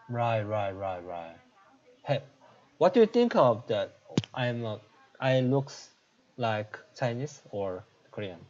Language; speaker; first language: English; non-native, learner; Korean